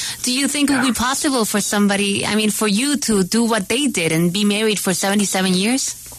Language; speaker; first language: English; non-native, fluent; Spanish